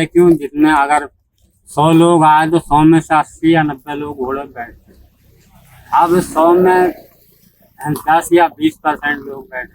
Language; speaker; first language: Hindi; native; Hindi